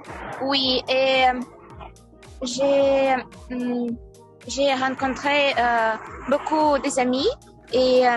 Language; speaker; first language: French; non-native, learner; Russian